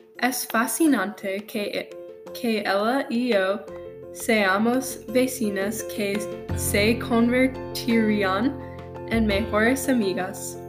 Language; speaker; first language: Spanish; non-native, learner; English